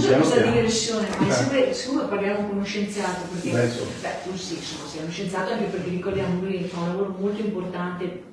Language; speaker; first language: Italian; native; Italian